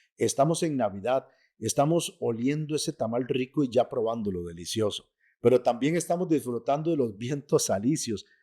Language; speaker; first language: Spanish; native; Spanish